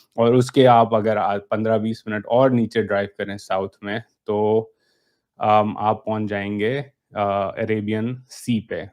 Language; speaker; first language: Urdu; native; Urdu